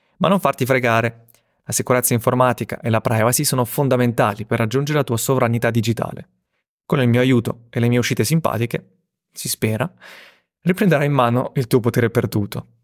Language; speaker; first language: Italian; early bilingual, other home language; Russian